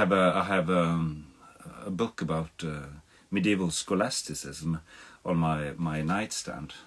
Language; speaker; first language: English; non-native, fluent; Swedish